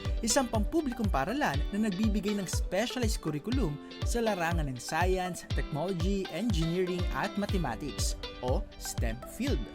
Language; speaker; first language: Filipino; native; Filipino